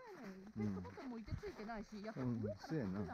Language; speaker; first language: Japanese; native; Japanese